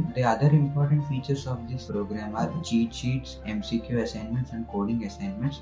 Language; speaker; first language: English; non-native, local second language; Telugu